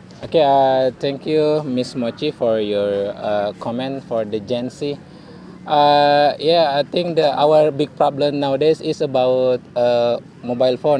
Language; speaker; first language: English; non-native, learner; Indonesian